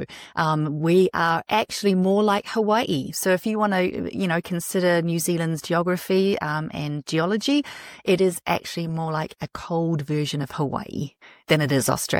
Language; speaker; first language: English; native; English